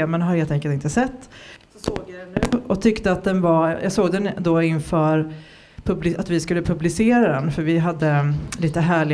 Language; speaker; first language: Swedish; native; Swedish